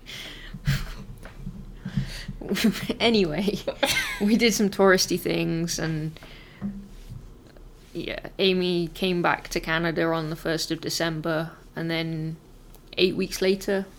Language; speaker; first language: English; native; English